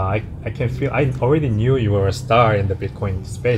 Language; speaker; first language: English; non-native, fluent; Korean